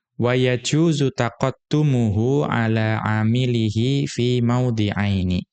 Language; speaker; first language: Arabic; non-native, fluent; Indonesian